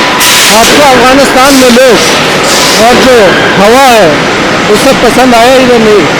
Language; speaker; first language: Hindi; non-native, fluent; Persian